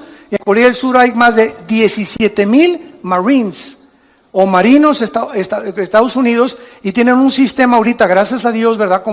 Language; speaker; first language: Spanish; native; Spanish